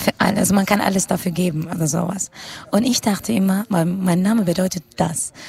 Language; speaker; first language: German; non-native, fluent; Kurdish